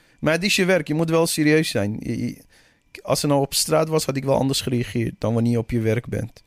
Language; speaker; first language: Dutch; early bilingual, other home language; Persian